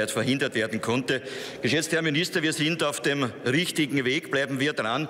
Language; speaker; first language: German; native; German